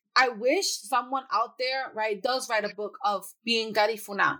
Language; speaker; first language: English; native; English